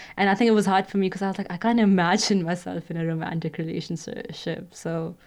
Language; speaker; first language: English; non-native, local second language; Hindi